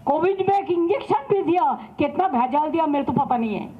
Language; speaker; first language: Hindi; non-native, local second language; Bangla